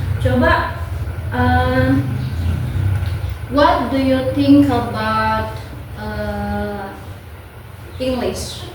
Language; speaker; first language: English; non-native, local second language; Indonesian